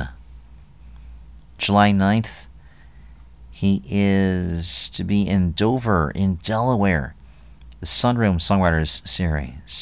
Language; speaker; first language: English; native; English